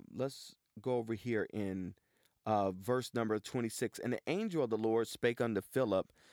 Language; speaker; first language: English; native; English